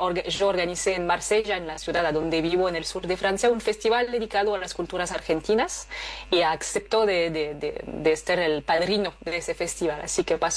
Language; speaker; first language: Spanish; non-native, fluent; French